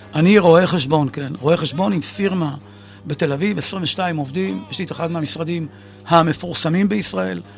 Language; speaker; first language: Hebrew; native; Hebrew